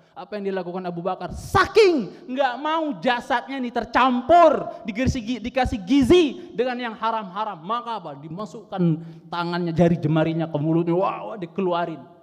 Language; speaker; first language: Indonesian; non-native, local second language; Sundanese